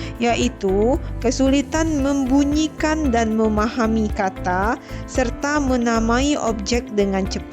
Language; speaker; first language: Indonesian; native; Indonesian